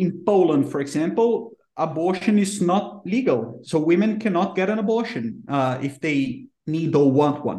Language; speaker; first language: English; non-native, fluent; Portuguese